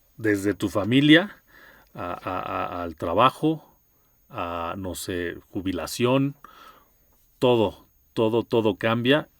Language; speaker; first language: Spanish; native; Spanish